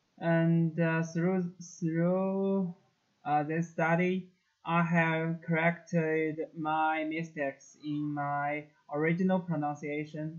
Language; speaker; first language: English; non-native, learner; Chinese